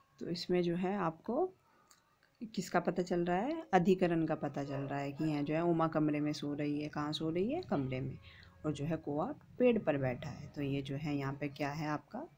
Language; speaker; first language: Hindi; native; Hindi